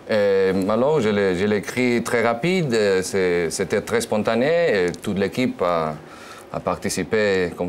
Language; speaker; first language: French; non-native, learner; Spanish